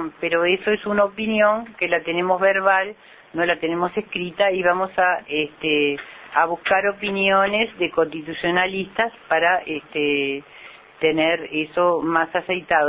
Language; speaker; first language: Spanish; native; Spanish